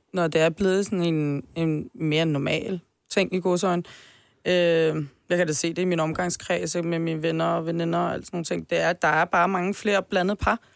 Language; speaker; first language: Danish; early bilingual, other home language; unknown